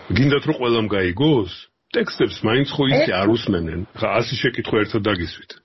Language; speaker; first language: Georgian; native; Georgian